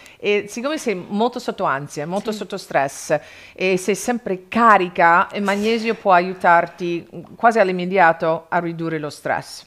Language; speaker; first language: Italian; non-native, fluent; English